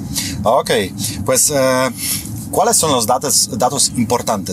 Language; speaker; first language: Spanish; non-native, fluent; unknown